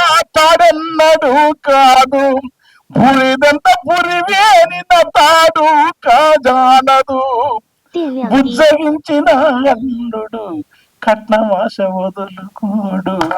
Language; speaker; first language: Telugu; native; Telugu